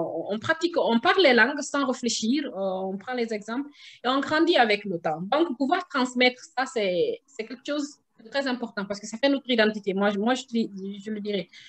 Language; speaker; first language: French; non-native, local second language; Susu